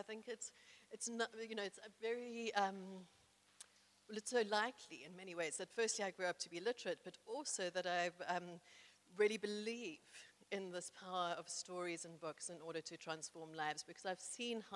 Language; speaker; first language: English; native; English